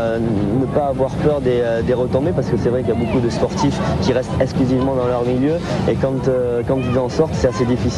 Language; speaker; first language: French; native; French